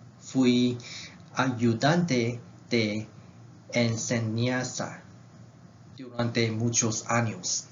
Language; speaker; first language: Spanish; non-native, learner; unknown